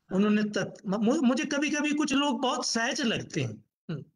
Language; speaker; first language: Hindi; native; Hindi